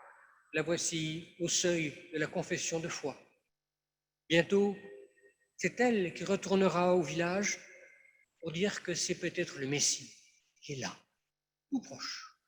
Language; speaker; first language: French; native; French